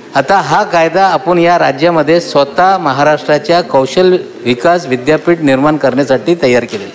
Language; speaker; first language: Marathi; non-native, local second language; Urdu